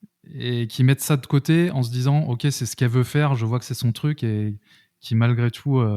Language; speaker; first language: French; native; French